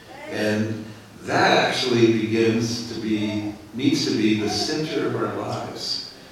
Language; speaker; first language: English; native; English